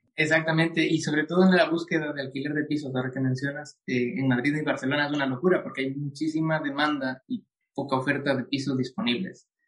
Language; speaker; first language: Spanish; native; Spanish